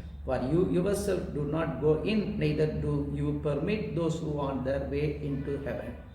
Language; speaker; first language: English; non-native, local second language; Tamil